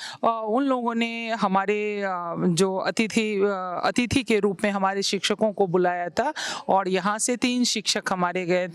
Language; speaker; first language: Hindi; native; Hindi